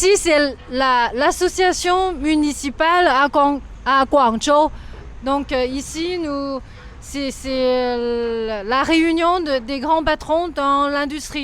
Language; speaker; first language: French; non-native, fluent; Chinese